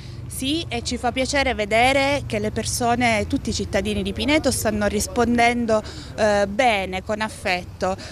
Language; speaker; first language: Italian; native; Italian